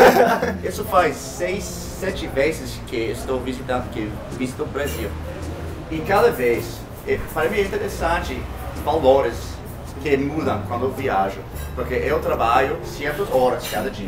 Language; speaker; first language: Portuguese; non-native, learner; English